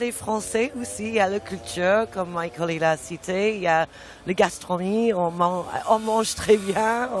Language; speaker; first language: French; non-native, fluent; English